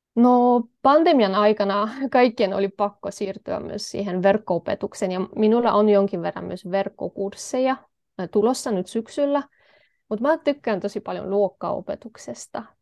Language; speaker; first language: Finnish; non-native, fluent; Polish